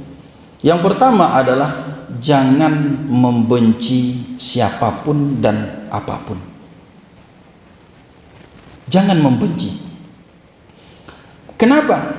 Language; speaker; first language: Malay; non-native, local second language; Minangkabau